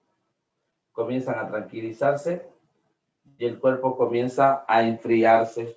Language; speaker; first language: Spanish; native; Spanish